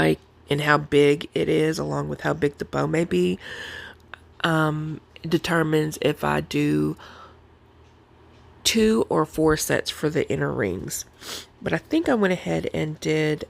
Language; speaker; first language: English; native; English